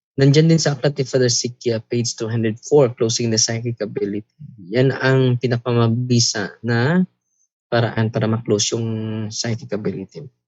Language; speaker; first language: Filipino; non-native, local second language; Cebuano